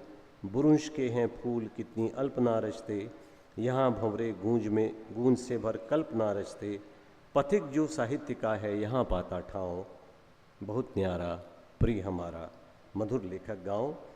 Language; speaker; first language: Hindi; native; Hindi